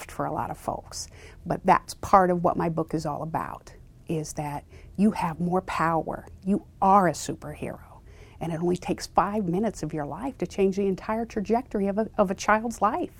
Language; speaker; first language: English; native; English